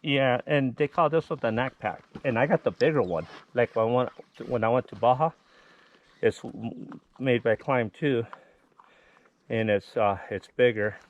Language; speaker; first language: English; native; English